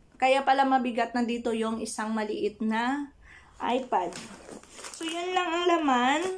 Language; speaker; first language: Filipino; non-native, local second language; Hiligaynon